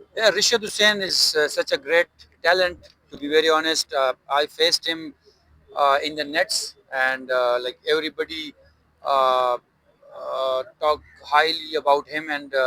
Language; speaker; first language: English; non-native, local second language; Urdu